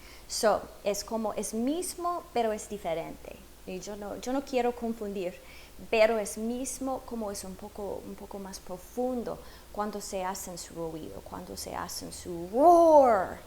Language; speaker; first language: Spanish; non-native, fluent; English